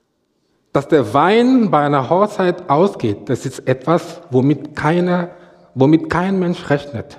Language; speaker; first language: German; non-native, fluent; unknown